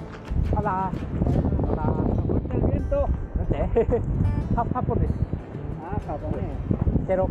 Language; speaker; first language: Spanish; non-native, learner; Japanese